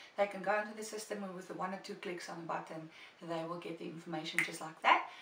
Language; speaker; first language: English; non-native, local second language; Afrikaans